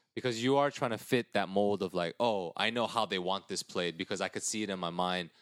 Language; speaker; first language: English; early bilingual, other home language; Korean